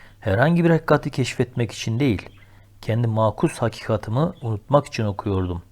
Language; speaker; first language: Turkish; native; Turkish